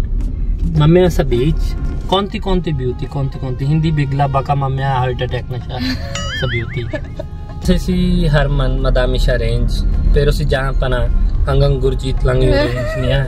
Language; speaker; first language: Filipino; non-native, learner; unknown